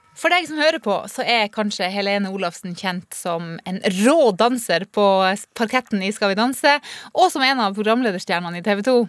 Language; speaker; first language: Norwegian; native; Norwegian